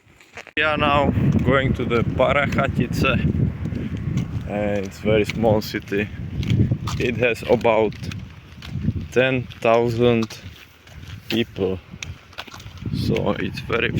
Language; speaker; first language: English; non-native, learner; Czech